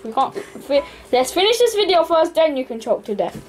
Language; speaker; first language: English; native; English